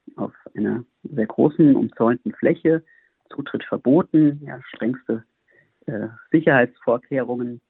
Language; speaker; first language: German; native; German